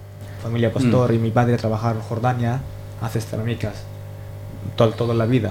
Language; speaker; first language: Spanish; non-native, learner; Arabic